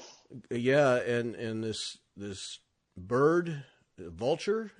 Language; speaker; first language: English; native; English